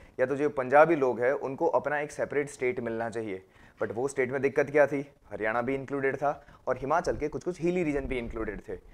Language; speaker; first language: Hindi; non-native, local second language; Gujarati